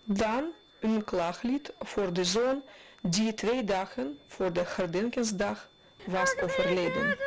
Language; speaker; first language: Dutch; non-native, fluent; Russian